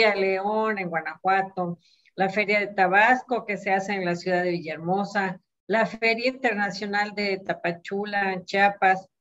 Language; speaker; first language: Spanish; native; Spanish